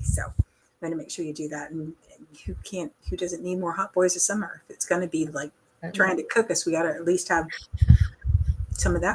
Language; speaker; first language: English; native; English